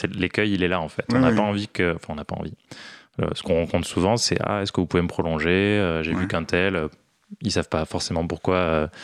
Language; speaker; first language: French; native; French